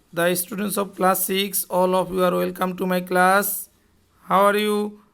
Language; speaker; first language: English; non-native, fluent; Bangla